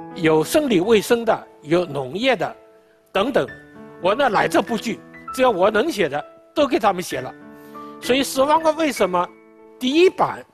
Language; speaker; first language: Chinese; native; Chinese